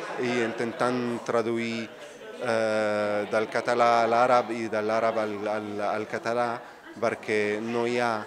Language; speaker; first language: Catalan; non-native, fluent; Arabic